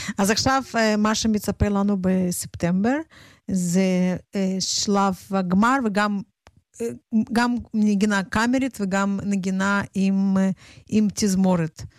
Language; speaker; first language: Hebrew; non-native, fluent; Russian